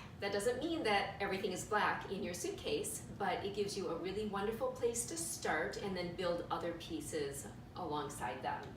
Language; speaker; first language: English; native; English